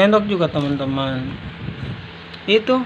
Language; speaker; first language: Malay; native; Malay